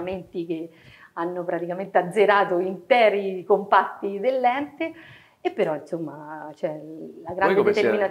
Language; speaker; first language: Italian; native; Italian